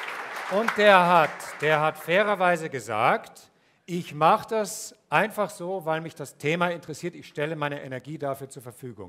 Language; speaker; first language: German; native; German